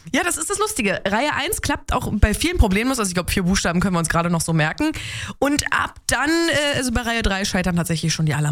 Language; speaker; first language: German; native; German